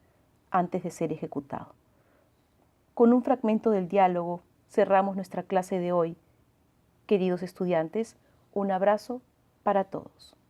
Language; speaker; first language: Spanish; native; Spanish